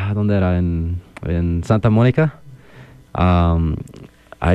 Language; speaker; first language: Spanish; early bilingual, heritage; Spanish